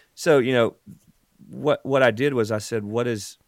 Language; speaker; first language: English; native; English